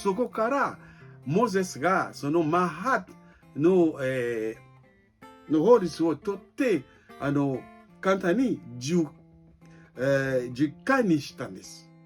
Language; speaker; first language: Japanese; non-native, fluent; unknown